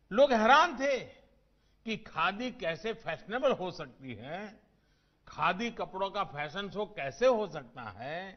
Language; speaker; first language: Hindi; non-native, local second language; Gujarati